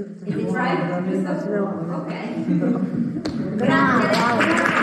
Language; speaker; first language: English; non-native, fluent; Italian